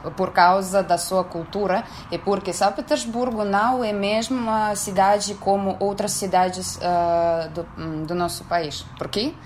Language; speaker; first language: Portuguese; non-native, fluent; Russian